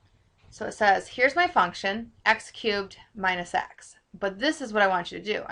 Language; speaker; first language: English; native; English